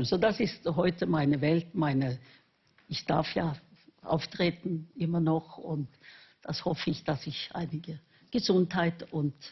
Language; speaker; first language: German; non-native, fluent; Norwegian